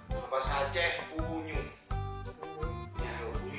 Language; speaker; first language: Indonesian; non-native, local second language; Achinese